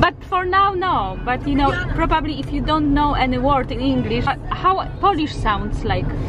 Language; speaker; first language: English; non-native, learner; Polish